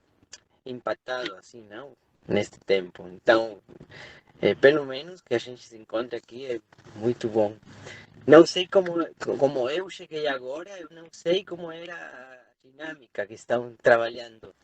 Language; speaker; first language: Portuguese; non-native, fluent; Spanish